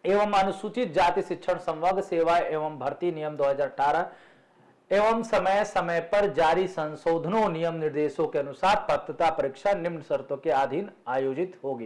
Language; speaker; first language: Hindi; native; Hindi